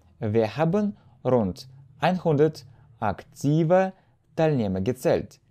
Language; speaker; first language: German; non-native, fluent; Russian